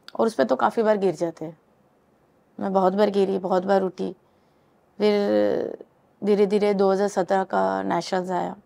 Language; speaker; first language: Hindi; native; Hindi